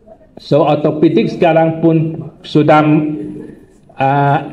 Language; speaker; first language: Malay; non-native, local second language; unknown